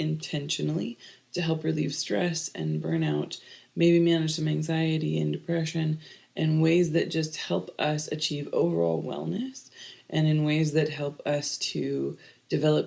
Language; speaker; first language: English; native; English